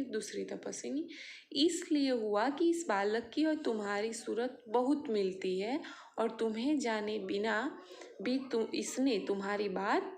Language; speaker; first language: Hindi; non-native, local second language; Gujarati